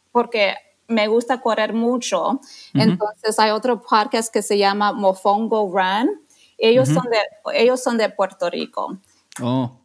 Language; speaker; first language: Spanish; non-native, fluent; English